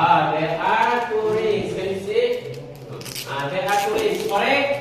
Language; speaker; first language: English; non-native, learner; Indonesian